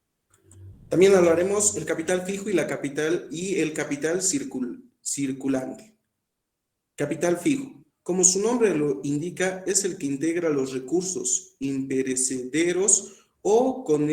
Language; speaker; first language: Spanish; native; Spanish